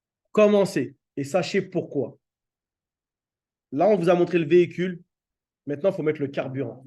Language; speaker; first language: French; native; French